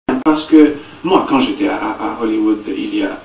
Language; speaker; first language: French; non-native, learner; English